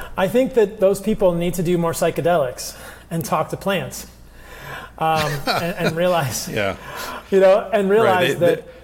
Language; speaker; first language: English; early bilingual, other home language; Italian